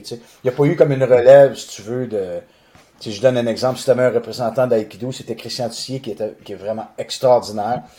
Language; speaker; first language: French; native; French